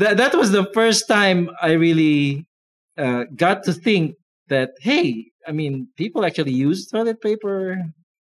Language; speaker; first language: English; non-native, local second language; Filipino